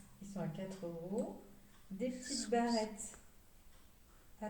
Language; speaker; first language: French; native; French